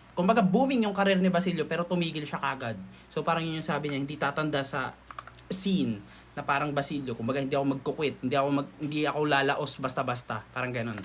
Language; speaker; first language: Filipino; native; Filipino